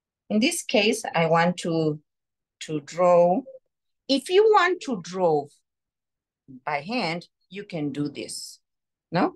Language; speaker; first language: English; non-native, learner; Spanish